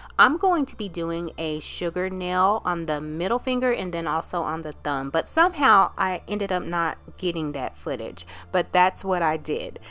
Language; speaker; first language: English; native; English